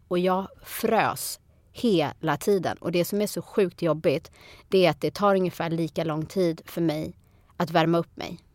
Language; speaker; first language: Swedish; early bilingual, other home language; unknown